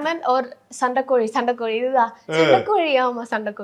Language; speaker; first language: Tamil; non-native, learner; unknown